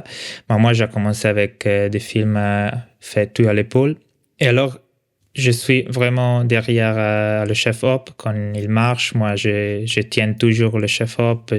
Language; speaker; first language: French; non-native, local second language; Italian